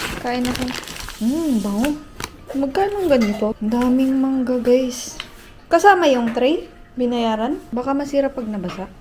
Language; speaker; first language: Filipino; native; Filipino